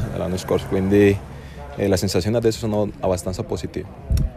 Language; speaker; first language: Italian; non-native, learner; Spanish